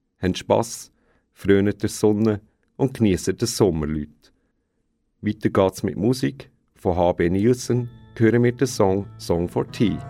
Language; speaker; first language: German; native; German